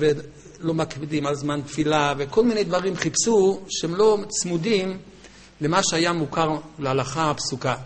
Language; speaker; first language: Hebrew; native; Hebrew